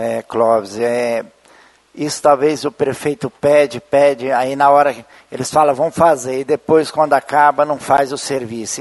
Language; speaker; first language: Portuguese; native; Portuguese